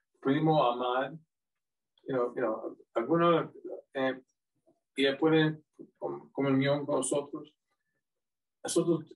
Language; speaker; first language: Spanish; early bilingual, heritage; English